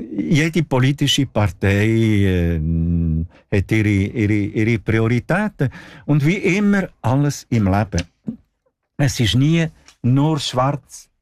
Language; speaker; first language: German; non-native, local second language; Italian